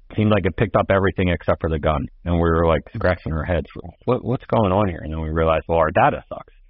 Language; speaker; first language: English; native; English